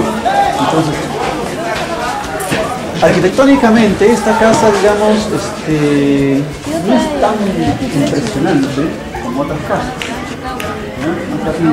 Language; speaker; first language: Spanish; native; Spanish